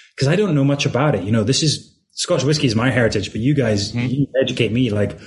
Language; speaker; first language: English; native; English